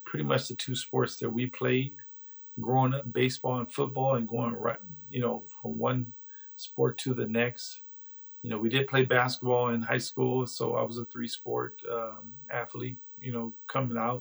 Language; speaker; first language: English; native; English